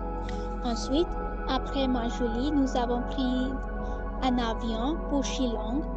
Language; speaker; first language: French; non-native, learner; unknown